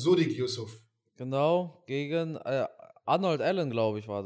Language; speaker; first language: German; native; German